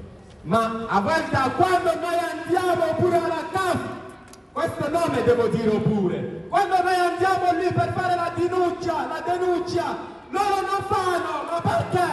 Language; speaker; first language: Italian; non-native, learner; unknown